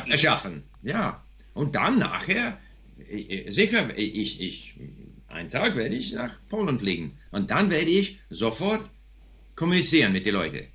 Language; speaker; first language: German; non-native, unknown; English